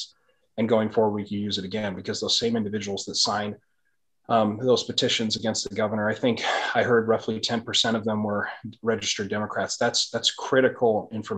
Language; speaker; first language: English; native; English